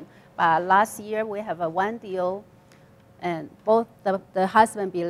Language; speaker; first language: English; non-native, learner; Chinese